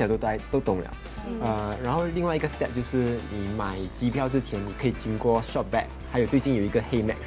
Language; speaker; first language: Chinese; native; Chinese